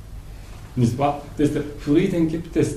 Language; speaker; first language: German; non-native, learner; Japanese